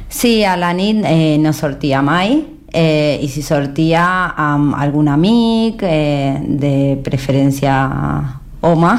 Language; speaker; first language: Catalan; non-native, learner; Spanish